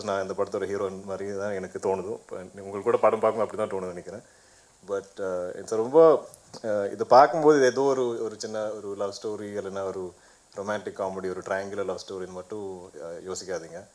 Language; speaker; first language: Tamil; non-native, fluent; Malayalam